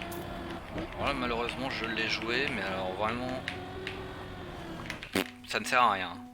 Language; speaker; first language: French; native; French